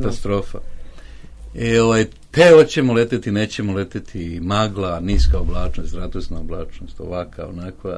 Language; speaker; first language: Serbian; native; Serbian